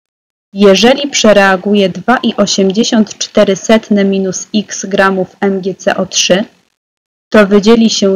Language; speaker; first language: Polish; native; Polish